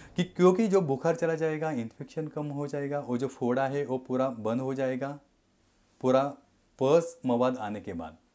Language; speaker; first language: Hindi; non-native, local second language; Marathi